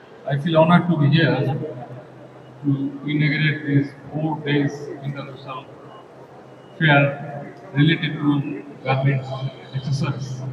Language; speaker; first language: English; non-native, local second language; Bangla